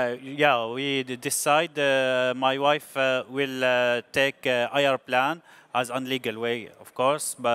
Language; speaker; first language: English; non-native, learner; Arabic